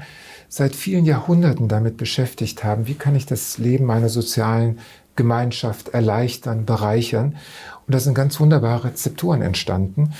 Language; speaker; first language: German; native; German